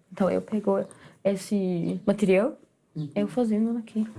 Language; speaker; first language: Portuguese; non-native, learner; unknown